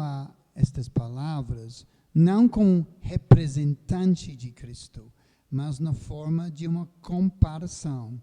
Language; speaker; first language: Portuguese; non-native, fluent; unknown